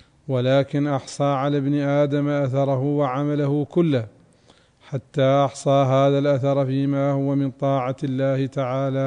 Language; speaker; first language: Arabic; native; Arabic